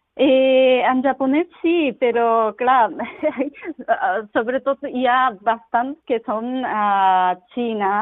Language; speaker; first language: Catalan; non-native, learner; Japanese